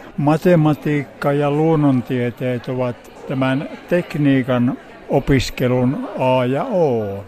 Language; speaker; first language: Finnish; native; Finnish